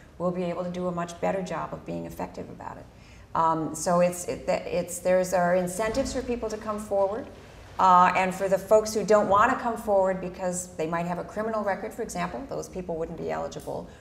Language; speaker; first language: English; early bilingual, other home language; Spanish